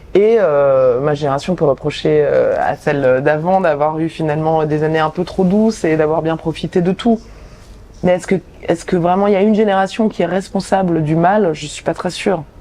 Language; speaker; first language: French; native; French